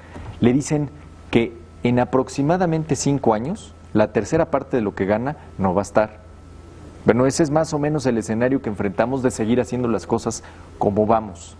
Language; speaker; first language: Spanish; native; Spanish